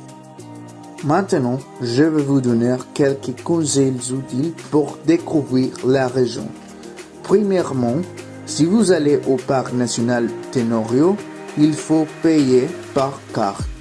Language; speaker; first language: French; non-native, learner; Spanish